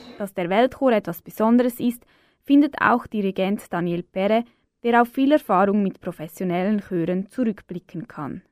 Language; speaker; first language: German; native; German